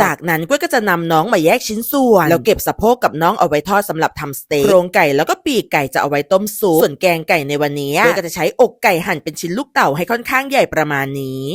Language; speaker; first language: Thai; native; Thai